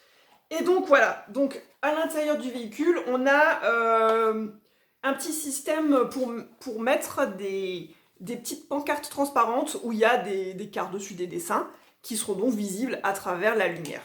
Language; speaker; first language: French; native; French